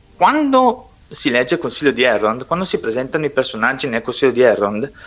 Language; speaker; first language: Italian; non-native, local second language; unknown